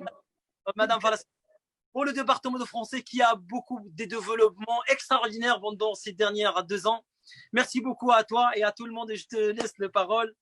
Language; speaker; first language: French; non-native, fluent; Arabic